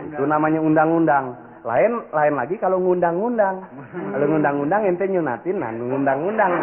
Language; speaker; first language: Indonesian; native; Indonesian